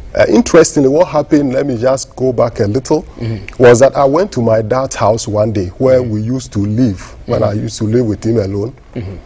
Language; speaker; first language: English; non-native, local second language; Ewe